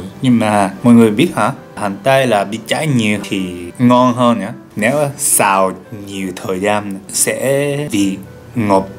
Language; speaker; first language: Vietnamese; non-native, learner; Japanese